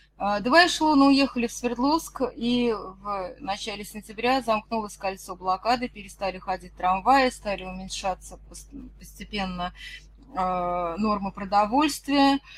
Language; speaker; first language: Russian; native; Russian